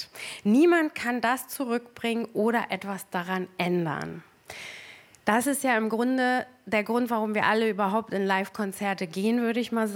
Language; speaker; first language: German; native; German